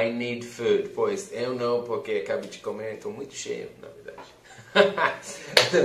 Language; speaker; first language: Portuguese; non-native, fluent; English